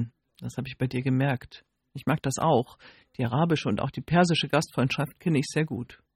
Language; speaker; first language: German; native; German